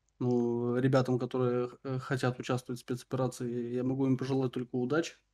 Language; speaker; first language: Russian; native; Russian